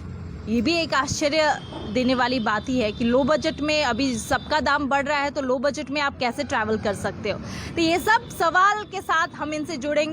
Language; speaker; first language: Hindi; native; Hindi